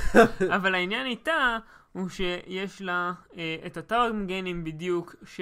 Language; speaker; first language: Hebrew; native; Hebrew